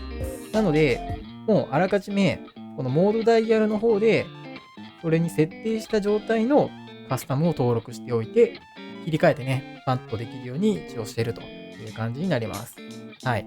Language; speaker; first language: Japanese; native; Japanese